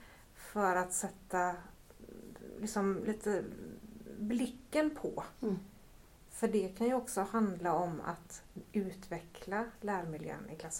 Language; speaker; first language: Swedish; native; Swedish